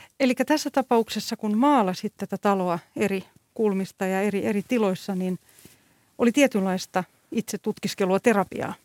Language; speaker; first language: Finnish; native; Finnish